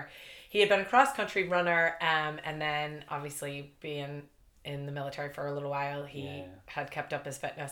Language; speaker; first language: English; native; English